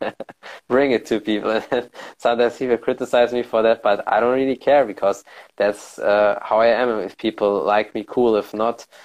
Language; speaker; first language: English; early bilingual, heritage; German